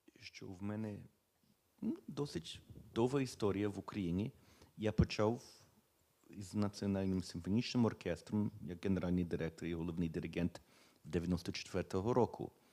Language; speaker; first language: Ukrainian; early bilingual, heritage; Ukrainian